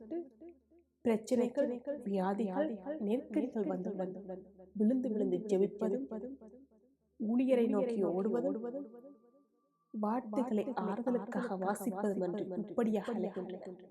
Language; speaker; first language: Tamil; native; Tamil